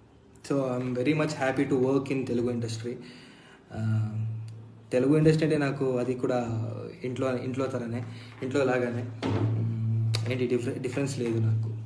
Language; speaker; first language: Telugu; non-native, fluent; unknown